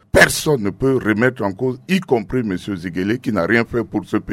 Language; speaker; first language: French; non-native, local second language; Sango